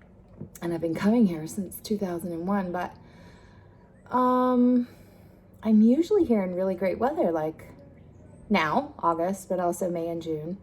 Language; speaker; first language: English; native; English